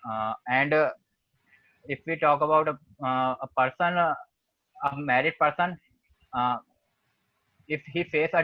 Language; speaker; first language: English; non-native, learner; Hindi